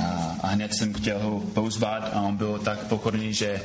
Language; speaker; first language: Czech; non-native, fluent; English